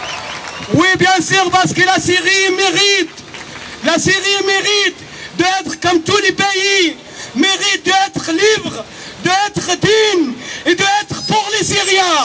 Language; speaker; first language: French; non-native, learner; Arabic